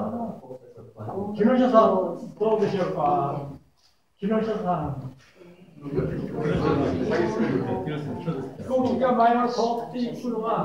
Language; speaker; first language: Japanese; native; Japanese